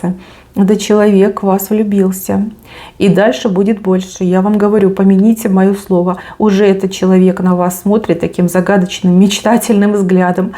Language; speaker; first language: Russian; native; Russian